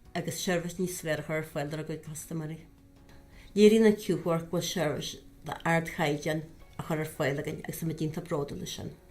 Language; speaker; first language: Irish; native; Irish